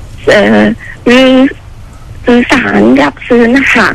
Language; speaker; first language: Thai; non-native, fluent; Khmer